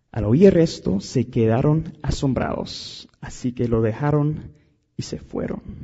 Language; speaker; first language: Spanish; non-native, fluent; English